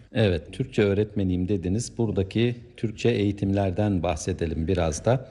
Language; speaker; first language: Turkish; native; Turkish